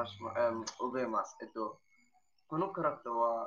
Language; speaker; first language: Japanese; non-native, learner; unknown